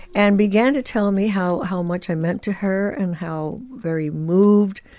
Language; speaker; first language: English; early bilingual, other home language; Spanish